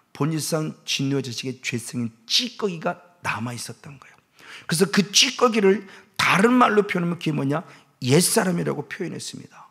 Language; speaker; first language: Korean; native; Korean